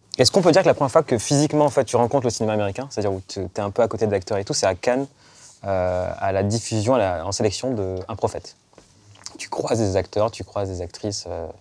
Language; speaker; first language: French; native; French